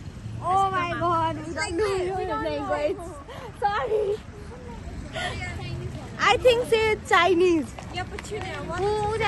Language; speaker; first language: English; non-native, learner; Nepali